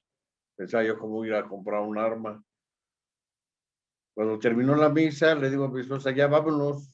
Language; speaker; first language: Spanish; native; Spanish